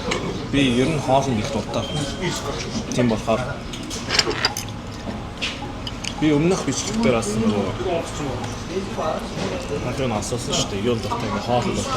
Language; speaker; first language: Mongolian; non-native, fluent; Korean